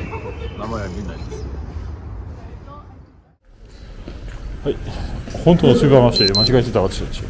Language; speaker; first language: Japanese; non-native, learner; French